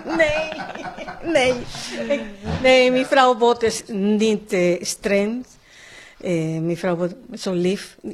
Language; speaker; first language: Dutch; non-native, learner; Spanish